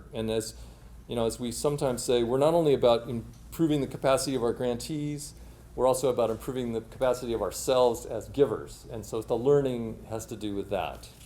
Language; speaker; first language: English; native; English